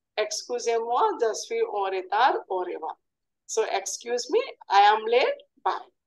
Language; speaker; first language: French; non-native, fluent; Telugu